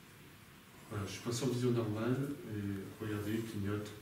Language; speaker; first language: French; native; French